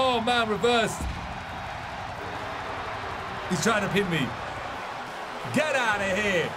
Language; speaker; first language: English; native; English